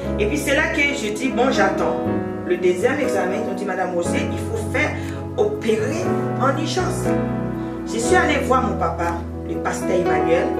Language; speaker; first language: French; non-native, local second language; Haitian Creole